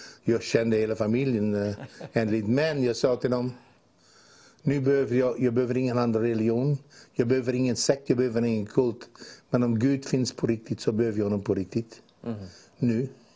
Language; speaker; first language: Swedish; non-native, fluent; Dutch